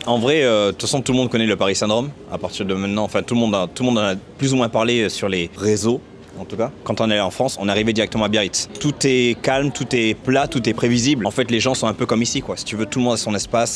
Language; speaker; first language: French; native; French